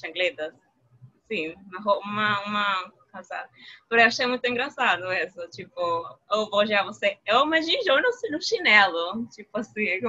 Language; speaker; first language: Portuguese; non-native, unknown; Spanish